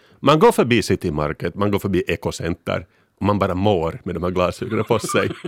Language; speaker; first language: Swedish; native; Swedish